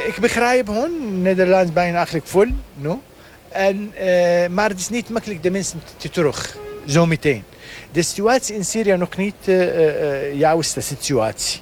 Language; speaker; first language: Dutch; non-native, learner; Arabic